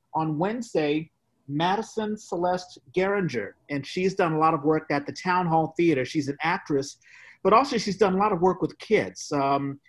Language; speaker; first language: English; native; English